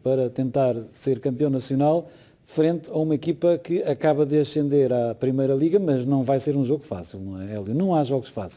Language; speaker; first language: Portuguese; native; Portuguese